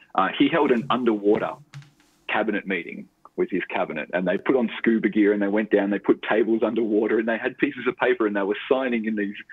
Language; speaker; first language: English; native; English